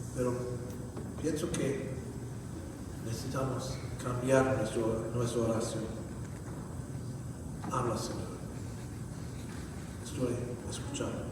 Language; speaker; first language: Spanish; non-native, fluent; English